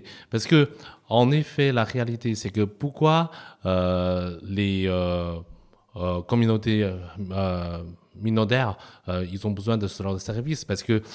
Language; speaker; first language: French; non-native, fluent; Chinese